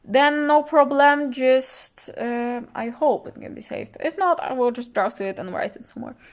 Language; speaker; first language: English; non-native, fluent; Polish